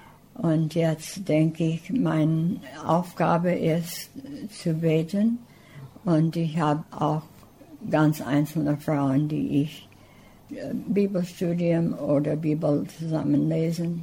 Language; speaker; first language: German; early bilingual, heritage; English